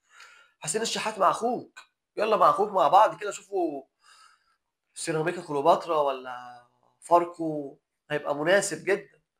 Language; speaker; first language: Arabic; native; Arabic